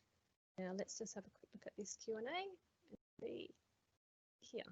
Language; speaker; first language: English; native; English